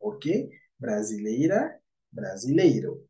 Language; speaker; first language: Portuguese; non-native, learner; Haitian Creole